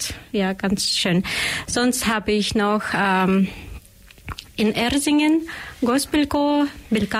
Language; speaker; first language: German; non-native, learner; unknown